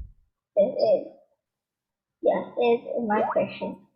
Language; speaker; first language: English; non-native, learner; Vietnamese